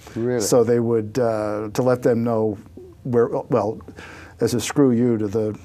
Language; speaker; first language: English; native; English